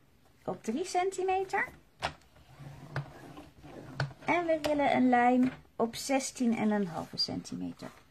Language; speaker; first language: Dutch; native; Dutch